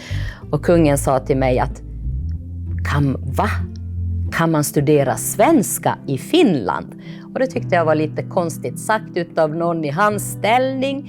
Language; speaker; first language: Swedish; early bilingual, other home language; Finnish